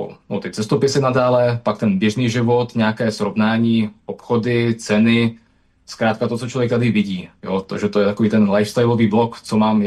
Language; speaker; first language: Czech; native; Czech